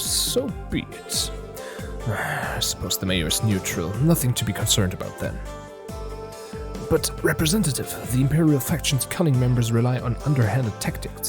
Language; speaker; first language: English; non-native, fluent; German